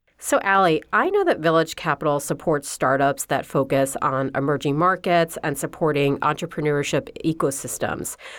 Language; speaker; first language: English; native; English